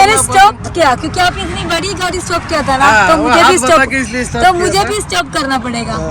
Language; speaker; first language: Hindi; non-native, local second language; Malayalam